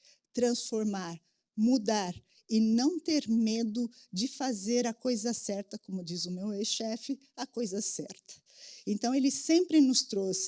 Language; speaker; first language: Portuguese; native; Portuguese